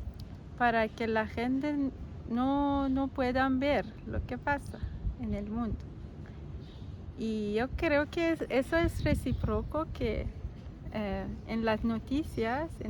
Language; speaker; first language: Spanish; non-native, learner; Persian